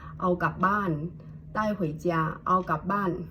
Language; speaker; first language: Thai; non-native, fluent; Hakka Chinese